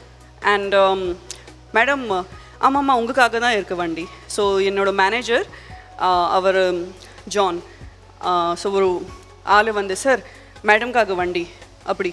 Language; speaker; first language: Tamil; non-native, learner; Gujarati